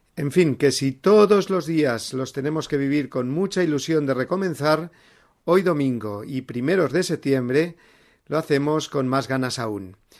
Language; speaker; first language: Spanish; native; Spanish